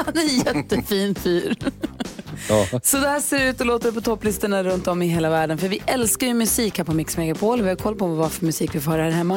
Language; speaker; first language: Swedish; native; Swedish